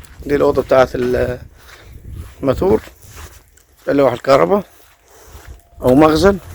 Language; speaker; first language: Arabic; native; Arabic